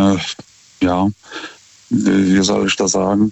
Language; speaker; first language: German; non-native, fluent; Lithuanian